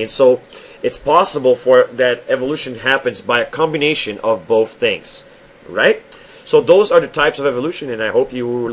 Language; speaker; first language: English; non-native, fluent; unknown